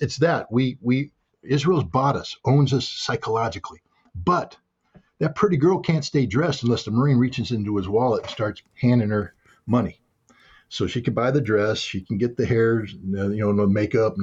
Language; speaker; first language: English; native; English